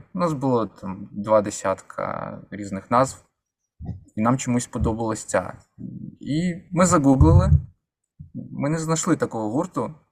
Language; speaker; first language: Ukrainian; native; Ukrainian